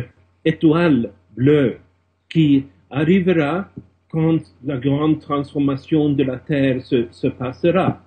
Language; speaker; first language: French; non-native, fluent; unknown